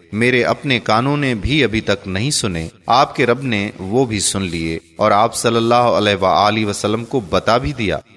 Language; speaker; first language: Urdu; native; Urdu